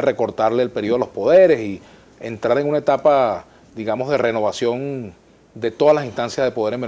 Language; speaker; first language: Spanish; native; Spanish